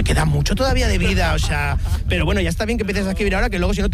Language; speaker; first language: Spanish; native; Spanish